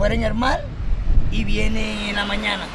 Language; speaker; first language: Spanish; native; Spanish